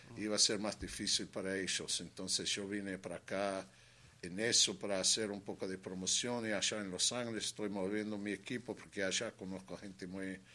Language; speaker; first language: Spanish; non-native, fluent; English